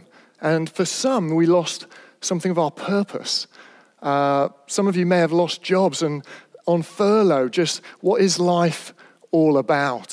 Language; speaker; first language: English; native; English